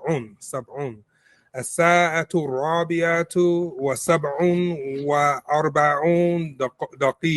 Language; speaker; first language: Arabic; non-native, learner; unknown